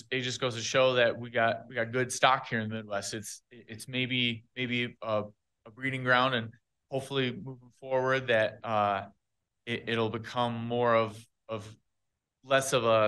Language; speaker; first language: English; native; English